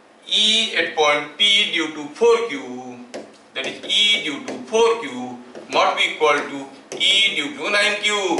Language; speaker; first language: English; non-native, local second language; Hindi